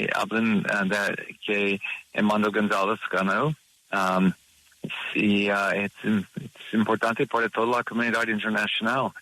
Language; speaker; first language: Spanish; non-native, learner; English